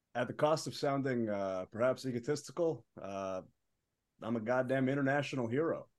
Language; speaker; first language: English; early bilingual, other home language; Arabic